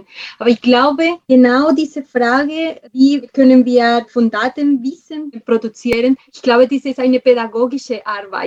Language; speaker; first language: German; non-native, fluent; Spanish